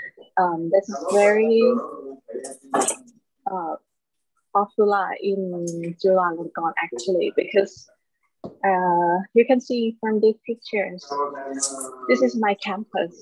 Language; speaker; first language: English; non-native, learner; Thai